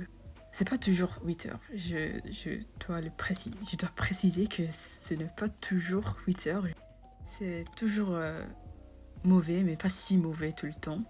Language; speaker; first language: French; non-native, fluent; English